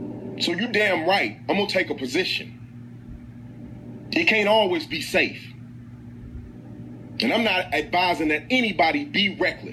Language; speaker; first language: English; native; English